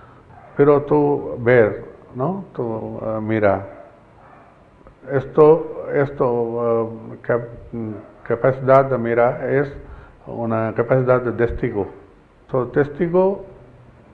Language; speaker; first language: Spanish; non-native, learner; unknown